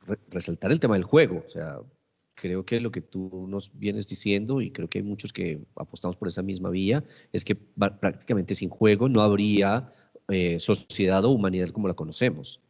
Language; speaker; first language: Spanish; native; Spanish